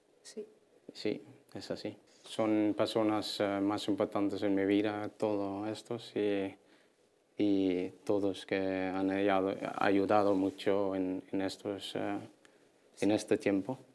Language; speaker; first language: Spanish; non-native, learner; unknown